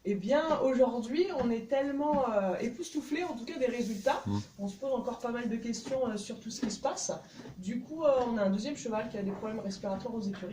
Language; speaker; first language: French; native; French